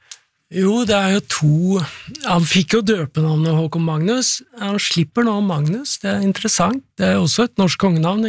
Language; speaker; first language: Norwegian; native; Norwegian